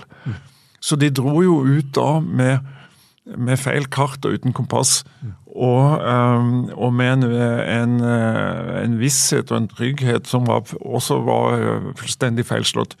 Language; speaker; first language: Norwegian; native; Norwegian